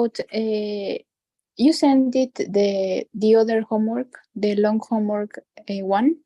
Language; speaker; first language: English; non-native, learner; Spanish